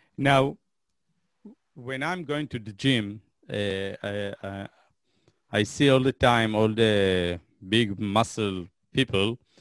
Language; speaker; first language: English; non-native, fluent; Hebrew